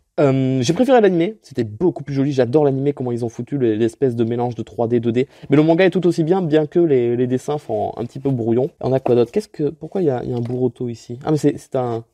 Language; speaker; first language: French; native; French